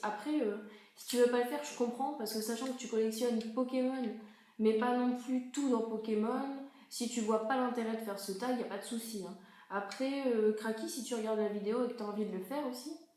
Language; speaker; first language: French; native; French